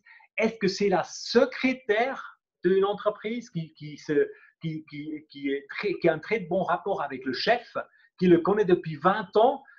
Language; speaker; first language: French; non-native, local second language; German